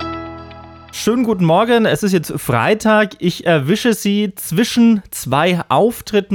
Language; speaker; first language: German; native; German